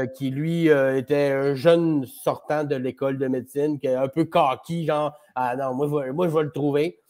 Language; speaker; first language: French; native; French